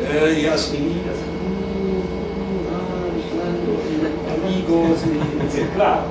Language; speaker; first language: Portuguese; non-native, fluent; German